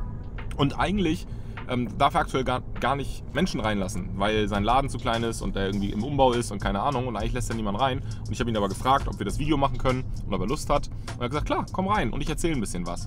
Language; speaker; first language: German; native; German